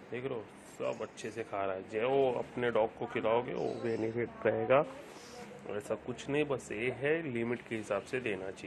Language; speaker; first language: Hindi; native; Hindi